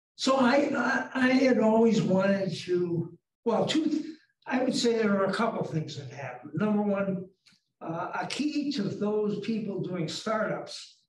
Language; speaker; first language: English; native; English